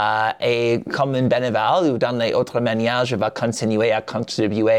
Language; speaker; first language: French; non-native, learner; English